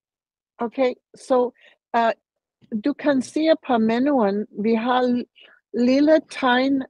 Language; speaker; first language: Danish; non-native, learner; English